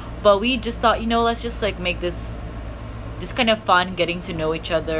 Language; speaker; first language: English; non-native, fluent; Portuguese